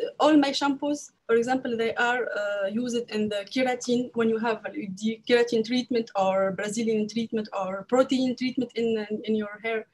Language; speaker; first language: English; non-native, learner; French